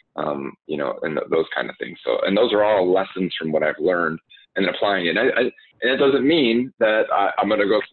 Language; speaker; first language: English; native; English